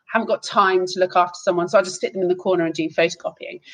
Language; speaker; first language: English; native; English